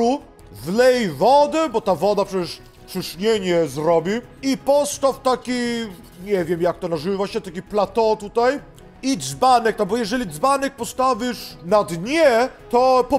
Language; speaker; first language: Polish; early bilingual, heritage; Polish